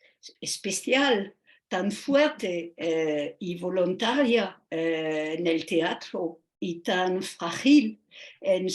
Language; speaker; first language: Spanish; non-native, fluent; French